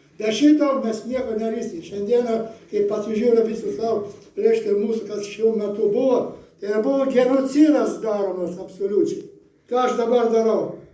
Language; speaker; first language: Lithuanian; native; Lithuanian